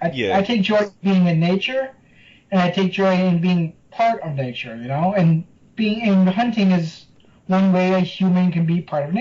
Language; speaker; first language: English; native; English